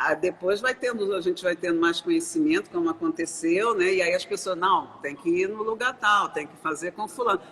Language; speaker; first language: Portuguese; native; Portuguese